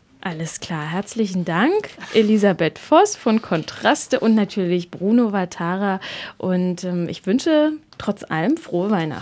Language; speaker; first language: German; native; German